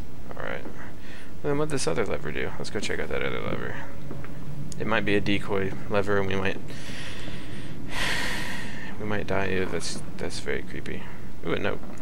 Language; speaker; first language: English; native; English